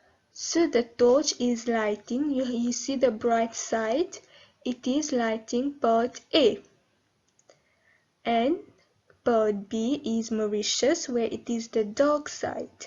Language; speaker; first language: English; non-native, local second language; Morisyen